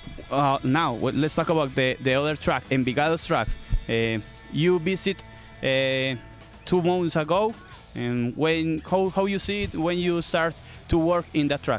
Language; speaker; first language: English; non-native, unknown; Spanish